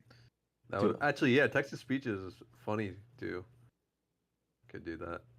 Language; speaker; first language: English; native; English